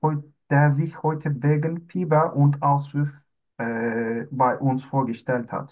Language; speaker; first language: German; non-native, learner; Turkish